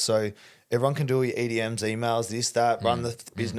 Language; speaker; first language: English; native; English